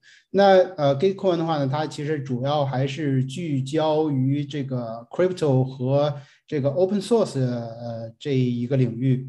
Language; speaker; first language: Chinese; native; Chinese